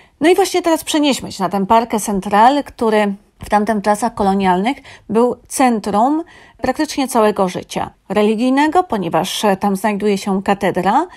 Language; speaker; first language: Polish; native; Polish